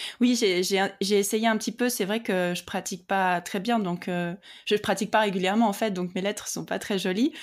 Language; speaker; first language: French; native; French